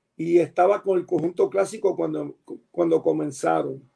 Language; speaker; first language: Spanish; early bilingual, heritage; Spanish